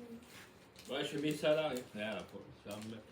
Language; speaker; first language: French; native; French